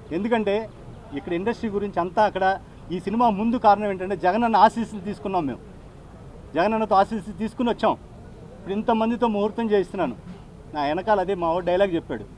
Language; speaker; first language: Telugu; native; Telugu